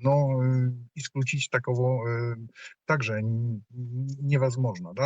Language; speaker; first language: Polish; non-native, learner; Russian